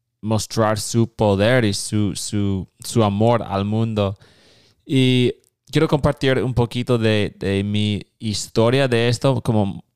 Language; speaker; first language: Spanish; non-native, fluent; English